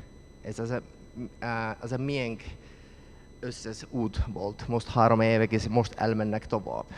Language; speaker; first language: Hungarian; non-native, learner; Finnish